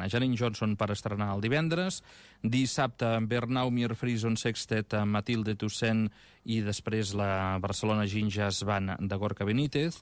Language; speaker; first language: Catalan; native; Catalan